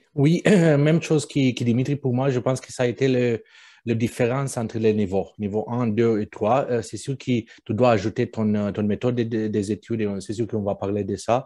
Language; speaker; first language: French; non-native, fluent; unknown